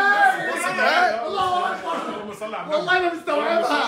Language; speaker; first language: Arabic; native; Arabic